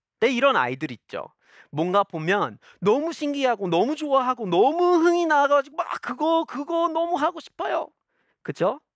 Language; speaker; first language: Korean; non-native, fluent; English